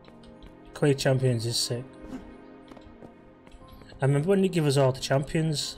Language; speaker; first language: English; native; English